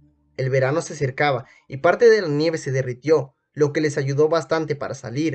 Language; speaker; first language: Spanish; native; Spanish